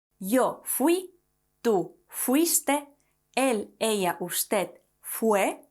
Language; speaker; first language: Spanish; non-native, fluent; Polish